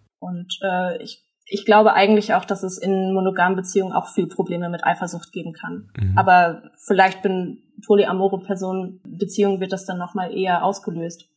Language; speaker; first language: German; native; German